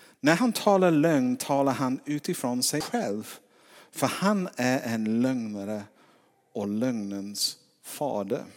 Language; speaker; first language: Swedish; non-native, fluent; English